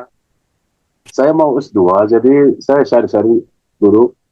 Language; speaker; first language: Indonesian; non-native, fluent; Arabic